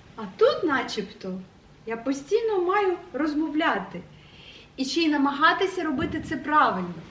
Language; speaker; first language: Ukrainian; non-native, local second language; Russian